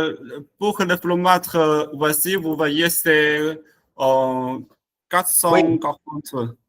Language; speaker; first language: French; non-native, learner; Chinese